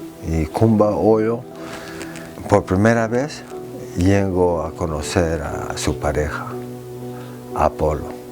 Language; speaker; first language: Spanish; early bilingual, heritage; Spanish